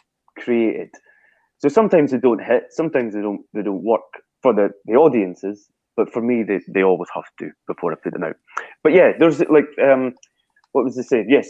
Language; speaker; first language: English; native; English